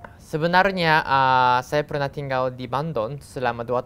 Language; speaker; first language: Indonesian; non-native, learner; Japanese